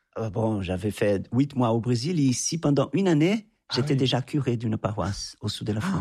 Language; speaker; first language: French; non-native, fluent; Portuguese